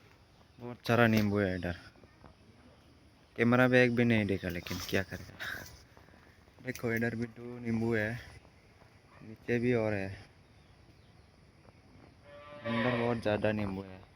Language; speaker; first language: Hindi; non-native, local second language; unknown